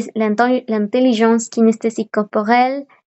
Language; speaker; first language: French; non-native, fluent; Spanish